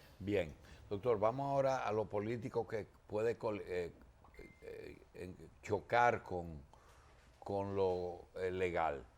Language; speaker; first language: Spanish; native; Spanish